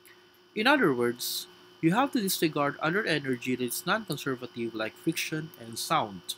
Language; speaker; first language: English; non-native, local second language; Filipino